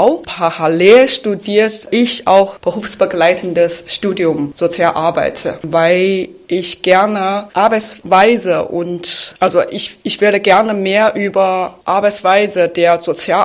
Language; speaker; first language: German; non-native, fluent; Chinese